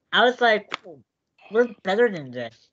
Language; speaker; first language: English; native; English